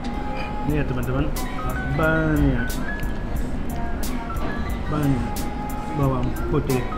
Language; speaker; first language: Indonesian; non-native, learner; English